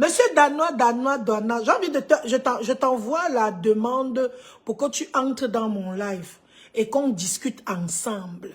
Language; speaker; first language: French; native; French